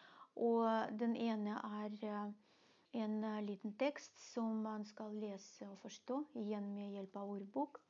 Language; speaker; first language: Norwegian; non-native, fluent; Russian